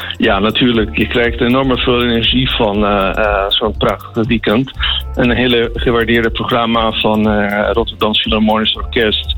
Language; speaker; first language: Dutch; non-native, fluent; Italian